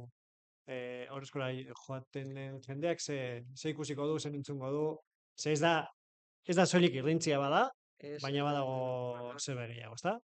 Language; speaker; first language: Basque; native; Basque